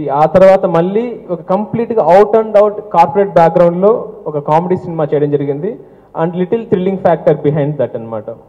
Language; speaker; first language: Telugu; native; Telugu